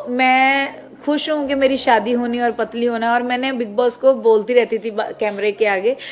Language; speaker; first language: Hindi; non-native, local second language; Punjabi